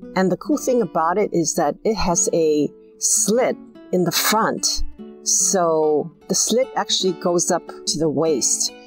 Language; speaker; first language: English; native; English